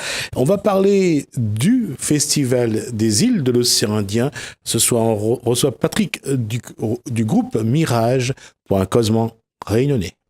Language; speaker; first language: French; non-native, local second language; Réunion Creole French